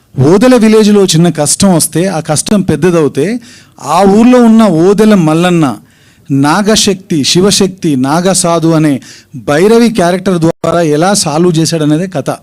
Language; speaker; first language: Telugu; native; Telugu